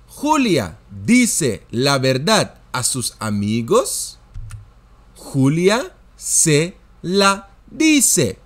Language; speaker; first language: Spanish; non-native, fluent; Dutch